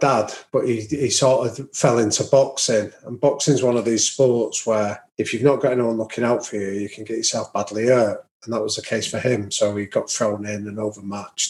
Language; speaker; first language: English; native; English